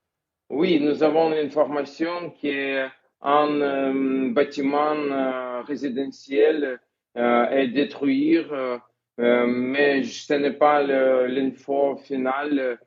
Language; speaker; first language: French; non-native, fluent; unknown